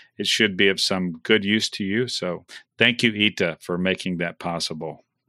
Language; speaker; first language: English; native; English